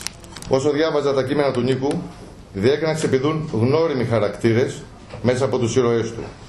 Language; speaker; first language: Greek; native; Greek